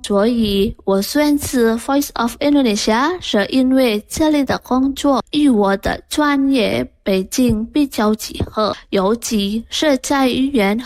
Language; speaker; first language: Chinese; non-native, fluent; Indonesian